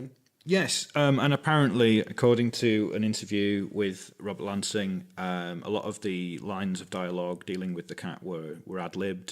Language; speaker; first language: English; native; English